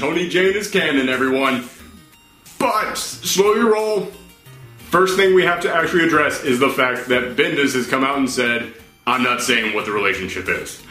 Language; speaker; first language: English; native; English